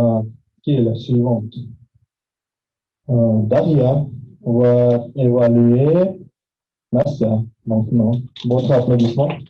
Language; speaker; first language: French; non-native, fluent; Russian